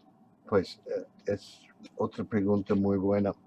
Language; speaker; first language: Spanish; non-native, fluent; English